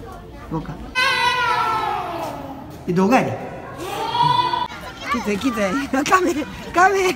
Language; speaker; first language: Japanese; native; Japanese